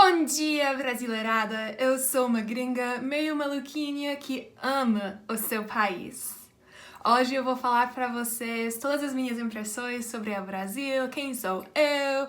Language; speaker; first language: Portuguese; non-native, fluent; English